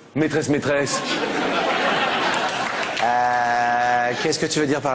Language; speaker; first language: French; native; French